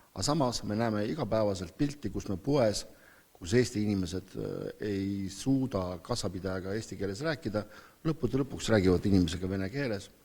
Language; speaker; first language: Estonian; non-native, local second language; Russian